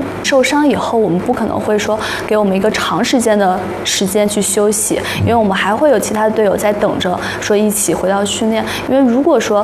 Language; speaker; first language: Chinese; native; Chinese